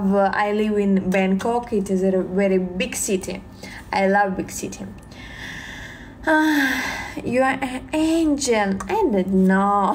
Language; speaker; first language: English; non-native, learner; Russian